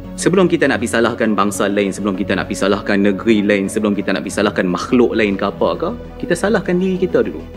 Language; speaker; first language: Malay; native; Malay